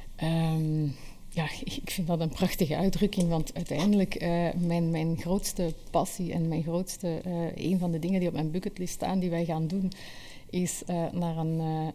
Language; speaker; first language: Dutch; native; Dutch